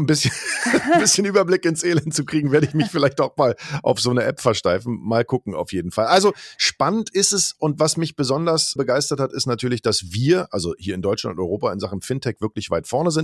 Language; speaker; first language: German; native; German